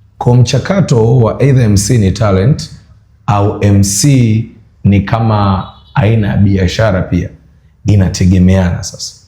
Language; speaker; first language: Swahili; native; Swahili